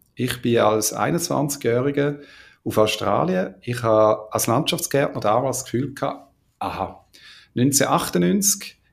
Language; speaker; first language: German; native; German